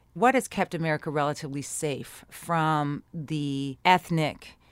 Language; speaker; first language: English; native; English